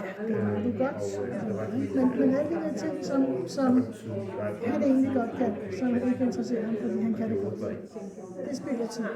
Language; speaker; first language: Danish; native; Danish